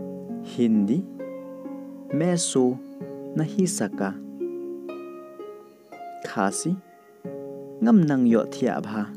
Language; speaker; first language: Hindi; non-native, local second language; Khasi